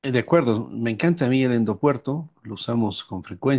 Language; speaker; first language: Spanish; native; Spanish